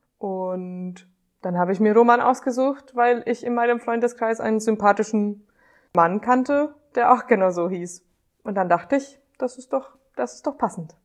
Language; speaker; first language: German; non-native, fluent; Hungarian